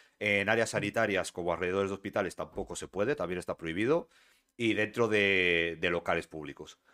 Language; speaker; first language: Spanish; native; Spanish